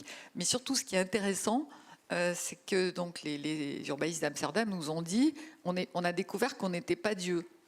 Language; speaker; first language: French; native; French